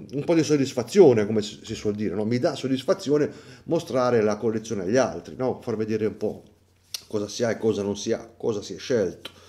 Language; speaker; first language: Italian; native; Italian